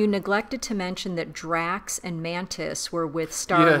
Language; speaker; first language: English; native; English